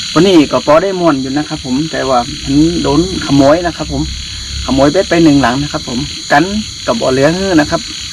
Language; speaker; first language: Thai; native; Thai